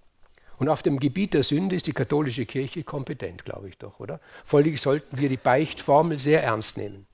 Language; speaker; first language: German; native; German